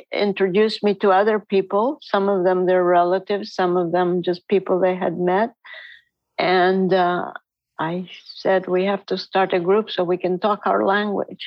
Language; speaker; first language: English; non-native, fluent; Ladino